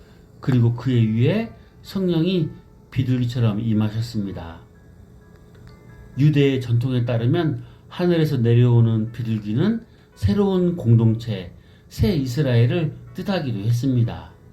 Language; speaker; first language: Korean; native; Korean